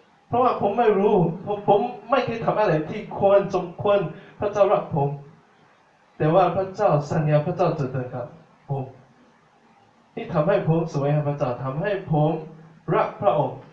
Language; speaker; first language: Thai; non-native, fluent; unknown